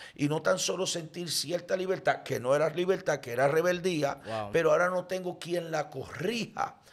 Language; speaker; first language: Spanish; native; Spanish